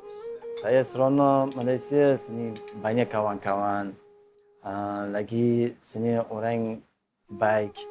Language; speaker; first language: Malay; non-native, learner; Uzbek